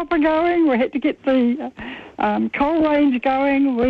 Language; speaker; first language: English; native; English